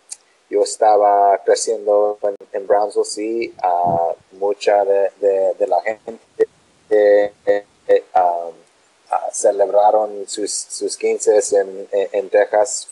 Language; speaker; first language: Spanish; non-native, learner; English